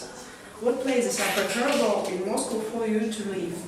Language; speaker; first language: English; non-native, learner; Russian